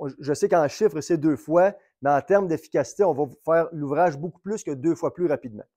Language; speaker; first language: French; native; French